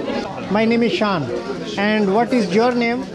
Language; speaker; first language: English; non-native, learner; Urdu